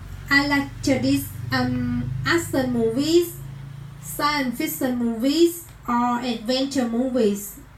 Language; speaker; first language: English; non-native, learner; Vietnamese